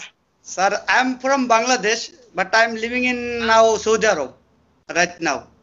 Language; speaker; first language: English; non-native, learner; Bangla